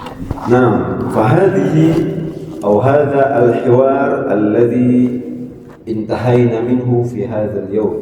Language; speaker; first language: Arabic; non-native, fluent; Indonesian